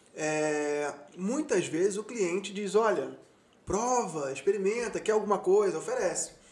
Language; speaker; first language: Portuguese; native; Portuguese